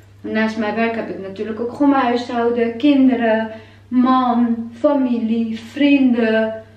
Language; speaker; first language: Dutch; non-native, fluent; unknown